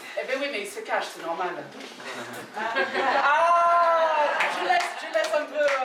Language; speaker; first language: French; non-native, fluent; English